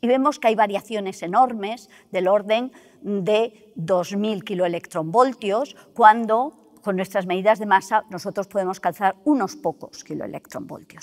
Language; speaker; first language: Spanish; native; Spanish